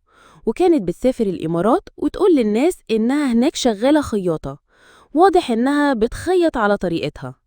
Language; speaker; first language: Arabic; native; Arabic